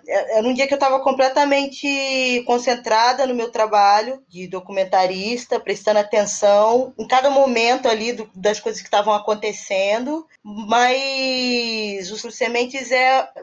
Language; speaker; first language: Portuguese; native; Portuguese